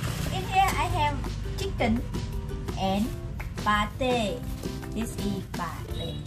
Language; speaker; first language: English; non-native, learner; Vietnamese